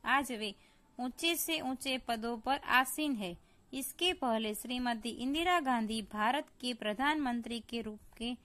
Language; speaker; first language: Hindi; non-native, local second language; Gujarati